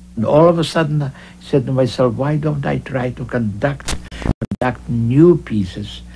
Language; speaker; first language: English; non-native, fluent; Russian